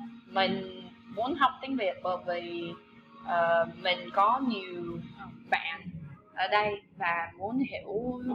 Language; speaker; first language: Vietnamese; non-native, fluent; English